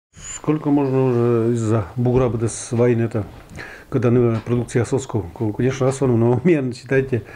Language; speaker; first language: Russian; non-native, local second language; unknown